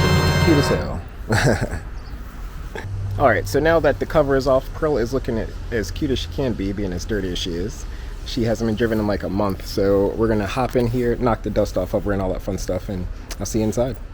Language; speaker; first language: English; native; English